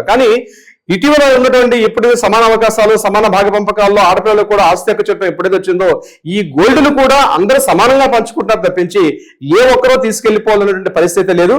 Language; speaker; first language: Telugu; native; Telugu